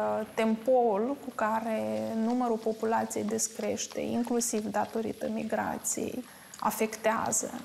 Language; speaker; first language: Romanian; native; Romanian